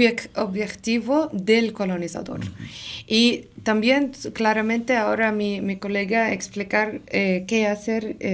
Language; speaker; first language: Spanish; non-native, learner; Arabic